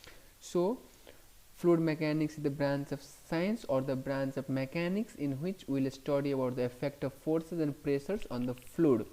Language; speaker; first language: English; non-native, local second language; Hindi